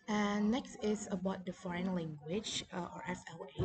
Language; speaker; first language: English; non-native, learner; Indonesian